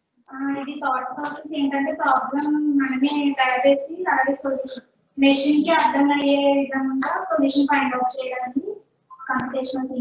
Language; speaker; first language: Telugu; native; Telugu